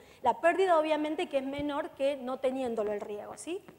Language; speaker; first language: Spanish; native; Spanish